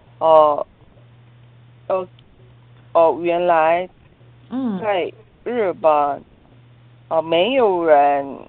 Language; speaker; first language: Chinese; non-native, learner; Korean